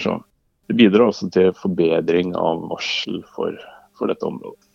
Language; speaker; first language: Norwegian; native; Norwegian